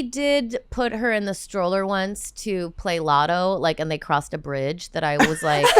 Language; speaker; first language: English; native; English